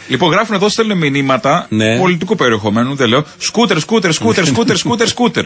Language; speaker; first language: Greek; native; Greek